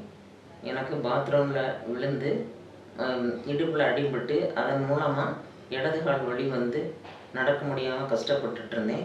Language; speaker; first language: Tamil; native; Tamil